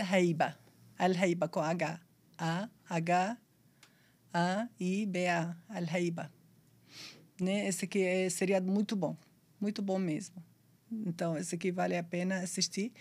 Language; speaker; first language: Portuguese; non-native, fluent; Arabic